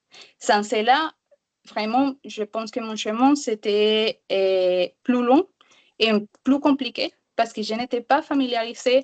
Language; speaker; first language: French; non-native, learner; Spanish